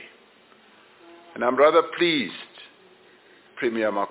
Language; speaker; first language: English; non-native, local second language; Venda